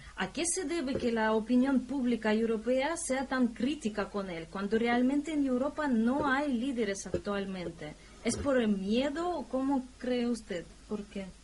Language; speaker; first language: Spanish; non-native, fluent; Russian